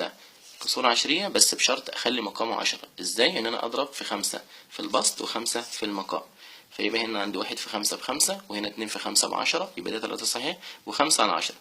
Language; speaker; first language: Arabic; native; Arabic